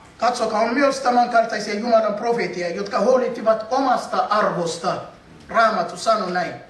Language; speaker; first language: Finnish; non-native, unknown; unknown